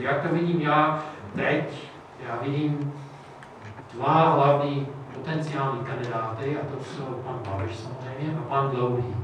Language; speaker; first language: Czech; non-native, fluent; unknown